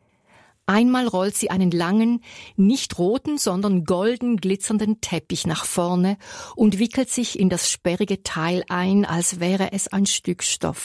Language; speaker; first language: German; native; German